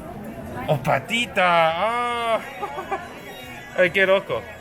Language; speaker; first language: Spanish; non-native, learner; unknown